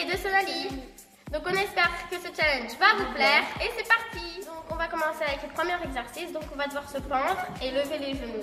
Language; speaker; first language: French; native; French